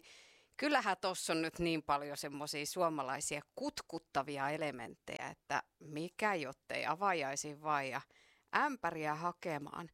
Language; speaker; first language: Finnish; native; Finnish